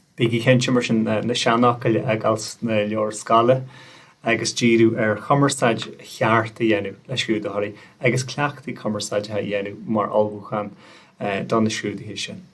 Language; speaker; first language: Irish; native; Irish